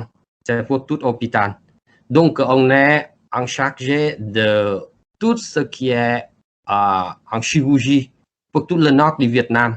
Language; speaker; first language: French; non-native, learner; Vietnamese